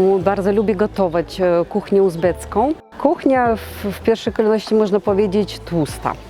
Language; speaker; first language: Polish; non-native, fluent; Russian